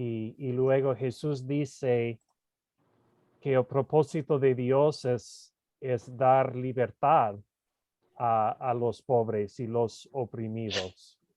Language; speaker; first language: Spanish; non-native, fluent; English